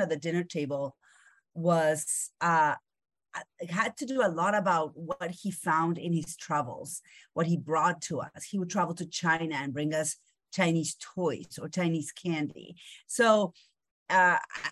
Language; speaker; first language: English; non-native, fluent; Spanish